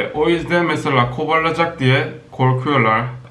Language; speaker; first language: Turkish; non-native, learner; Korean